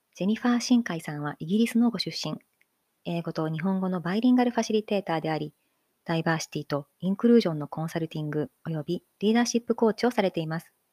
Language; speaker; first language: Japanese; native; Japanese